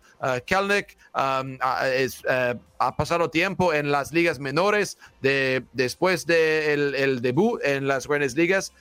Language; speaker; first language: Spanish; non-native, learner; English